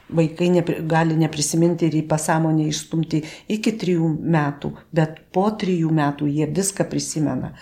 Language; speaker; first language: Lithuanian; native; Lithuanian